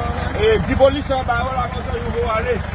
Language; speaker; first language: French; non-native, local second language; Haitian Creole